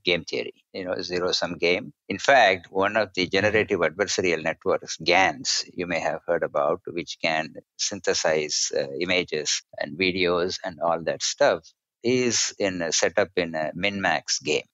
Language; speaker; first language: English; non-native, local second language; Tamil